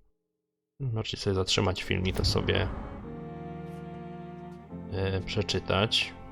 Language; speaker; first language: Polish; native; Polish